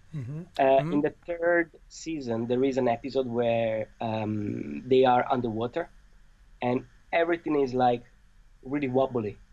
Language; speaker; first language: English; non-native, fluent; Italian